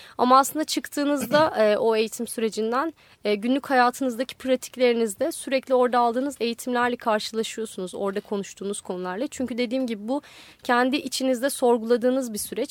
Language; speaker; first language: Turkish; native; Turkish